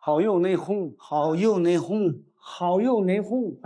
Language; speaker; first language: Chinese; native; Chinese